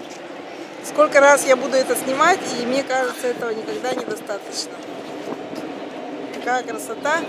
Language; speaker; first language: Russian; native; Russian